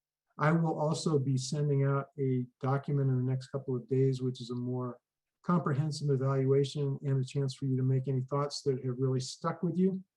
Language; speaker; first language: English; native; English